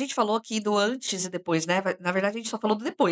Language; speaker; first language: Portuguese; native; Portuguese